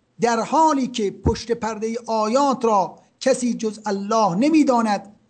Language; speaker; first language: Persian; native; Persian